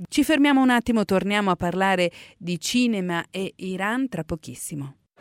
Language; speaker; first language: Italian; native; Italian